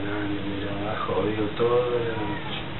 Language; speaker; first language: Spanish; native; Spanish